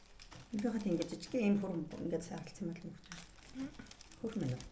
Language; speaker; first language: Mongolian; native; Mongolian